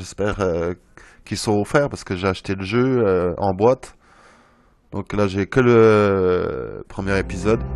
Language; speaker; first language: French; native; French